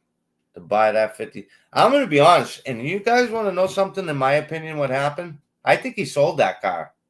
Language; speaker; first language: English; native; English